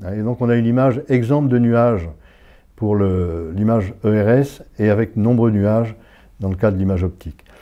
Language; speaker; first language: French; native; French